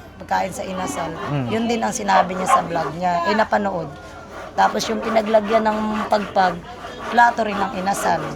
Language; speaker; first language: Filipino; native; Filipino